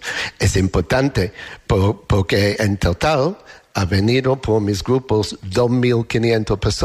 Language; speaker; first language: Spanish; non-native, learner; English